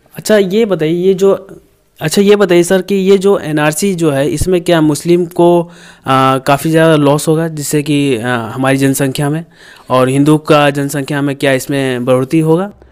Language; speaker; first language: Hindi; native; Hindi